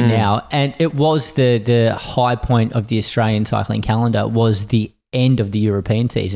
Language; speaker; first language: English; native; English